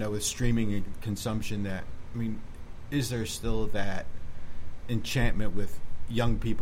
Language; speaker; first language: English; native; English